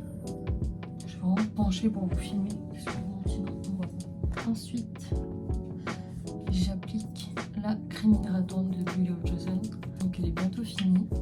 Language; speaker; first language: French; native; French